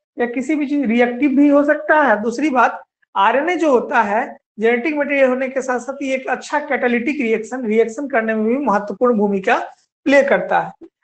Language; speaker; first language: Hindi; native; Hindi